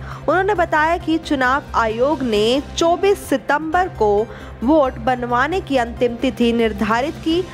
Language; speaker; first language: Hindi; native; Hindi